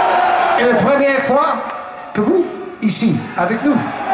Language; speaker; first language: French; non-native, learner; English